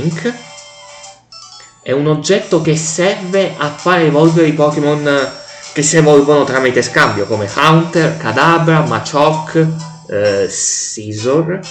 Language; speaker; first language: Italian; native; Italian